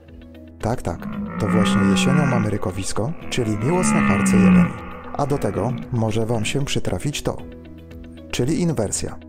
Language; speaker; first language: Polish; native; Polish